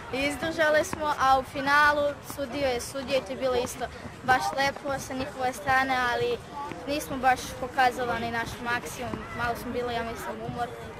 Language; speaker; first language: Croatian; native; Croatian